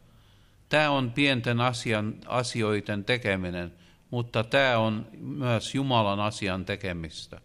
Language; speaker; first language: Finnish; non-native, learner; Russian